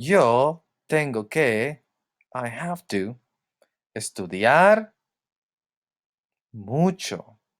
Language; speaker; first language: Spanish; non-native, fluent; English